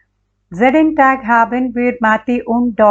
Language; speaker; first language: German; non-native, fluent; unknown